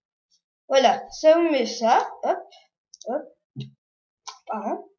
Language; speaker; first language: French; non-native, learner; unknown